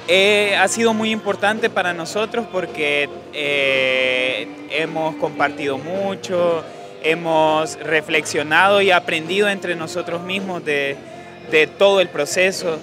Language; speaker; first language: Spanish; native; Spanish